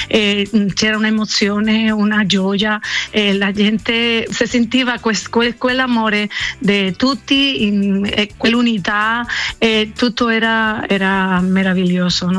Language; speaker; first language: Italian; non-native, learner; Spanish